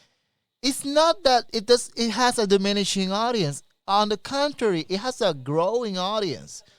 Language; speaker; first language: English; native; English